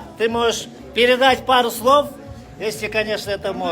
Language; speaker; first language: Russian; non-native, local second language; Kyrgyz